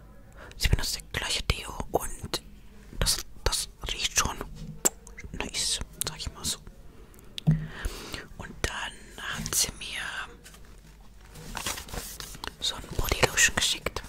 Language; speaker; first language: German; non-native, fluent; Estonian